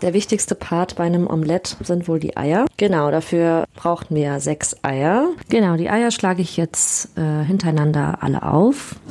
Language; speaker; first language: German; native; German